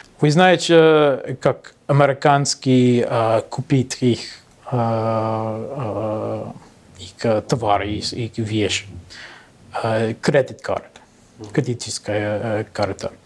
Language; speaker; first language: Russian; non-native, learner; English